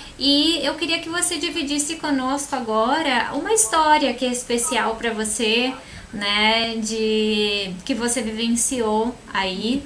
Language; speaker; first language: Portuguese; native; Portuguese